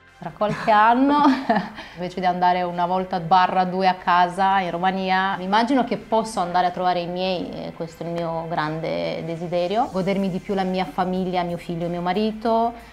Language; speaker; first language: Italian; non-native, fluent; Romanian